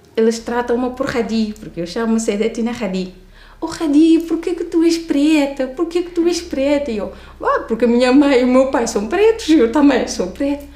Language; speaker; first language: Portuguese; non-native, fluent; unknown